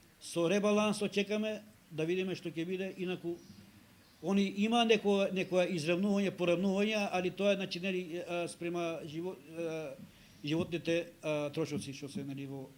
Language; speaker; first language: Macedonian; native; Macedonian